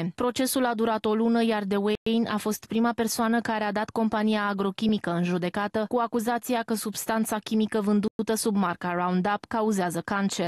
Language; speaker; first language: Romanian; native; Romanian